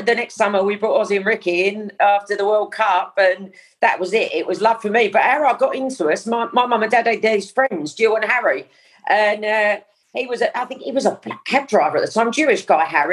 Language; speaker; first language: English; native; English